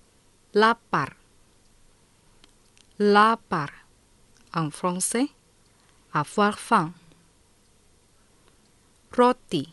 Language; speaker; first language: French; non-native, fluent; Indonesian